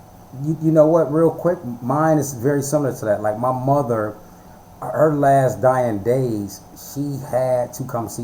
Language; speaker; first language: English; native; English